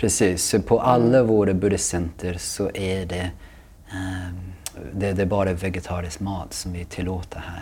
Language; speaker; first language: Swedish; non-native, fluent; English